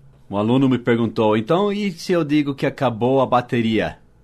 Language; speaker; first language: Portuguese; non-native, fluent; English